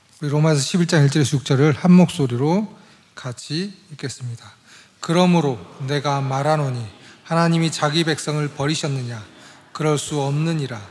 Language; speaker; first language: Korean; native; Korean